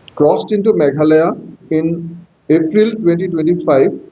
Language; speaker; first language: English; non-native, local second language; Assamese